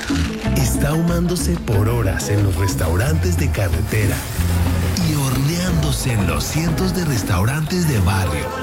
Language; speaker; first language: Spanish; native; Spanish